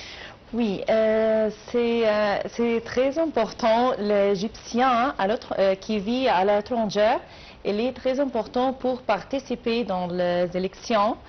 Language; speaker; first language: French; non-native, learner; Arabic